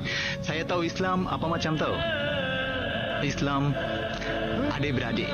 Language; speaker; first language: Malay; non-native, learner; Bangla